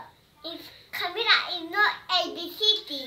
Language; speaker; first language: English; non-native, learner; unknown